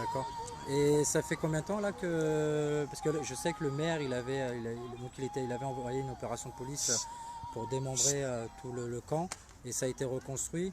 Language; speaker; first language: French; native; French